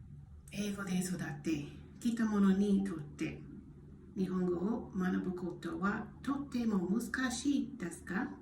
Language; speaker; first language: Japanese; non-native, learner; English